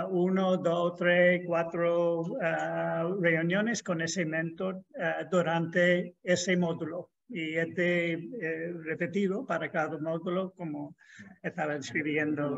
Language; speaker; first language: Spanish; non-native, fluent; English